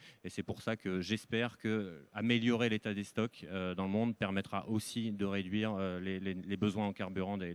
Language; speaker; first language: French; native; French